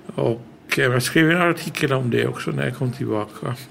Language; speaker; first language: Swedish; early bilingual, heritage; Swedish